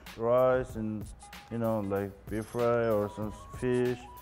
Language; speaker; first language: English; non-native, learner; Mongolian